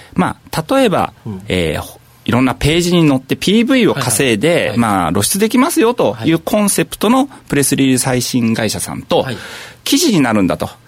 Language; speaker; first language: Japanese; native; Japanese